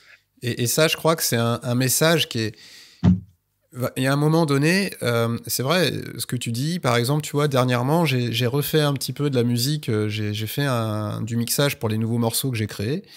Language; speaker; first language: French; native; French